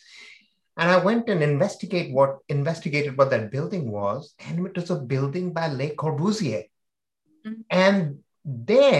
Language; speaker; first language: English; non-native, local second language; Hindi